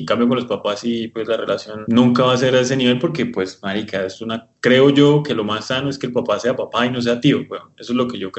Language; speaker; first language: Spanish; native; Spanish